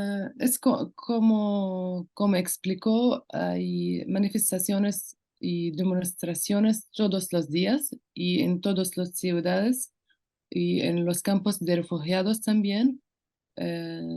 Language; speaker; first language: Spanish; non-native, local second language; Arabic